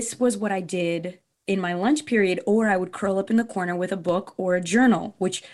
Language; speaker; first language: English; early bilingual, other home language; Portuguese